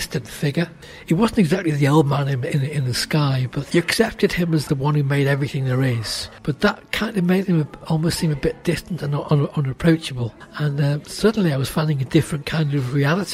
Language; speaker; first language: English; native; English